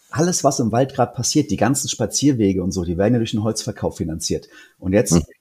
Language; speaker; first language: German; native; German